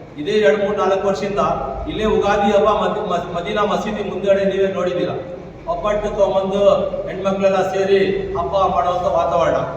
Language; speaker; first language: Kannada; non-native, local second language; Urdu